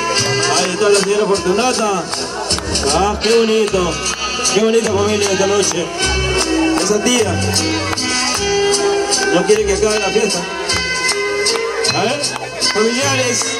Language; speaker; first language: Spanish; native; Spanish